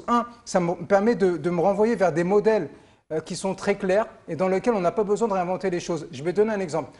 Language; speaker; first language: French; native; French